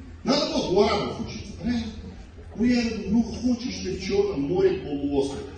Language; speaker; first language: Russian; native; Russian